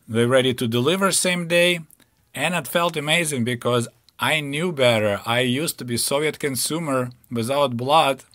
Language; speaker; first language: English; non-native, fluent; Ukrainian